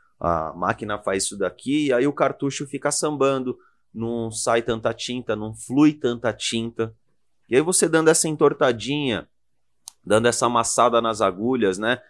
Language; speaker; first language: Portuguese; native; Portuguese